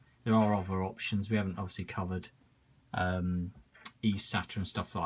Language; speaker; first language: English; native; English